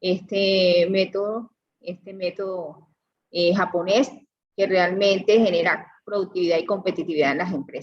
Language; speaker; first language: Spanish; native; Spanish